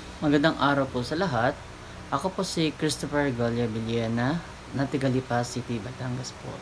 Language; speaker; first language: Filipino; native; Filipino